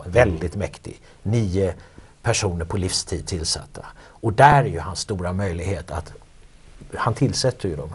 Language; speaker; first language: Swedish; native; Swedish